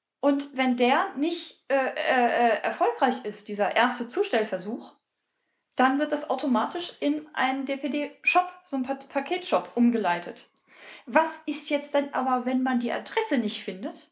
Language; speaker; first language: German; native; German